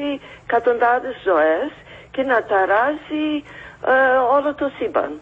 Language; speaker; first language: Greek; non-native, fluent; English